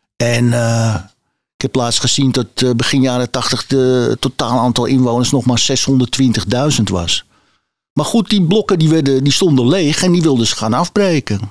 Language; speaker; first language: Dutch; native; Dutch